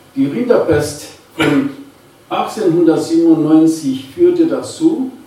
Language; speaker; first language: German; non-native, fluent; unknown